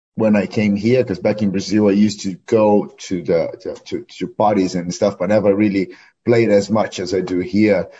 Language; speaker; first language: English; non-native, fluent; Portuguese